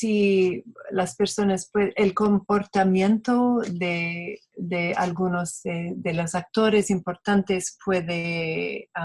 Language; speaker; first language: Spanish; non-native, fluent; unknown